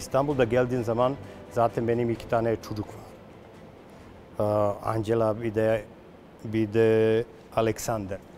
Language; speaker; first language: Turkish; non-native, learner; Serbian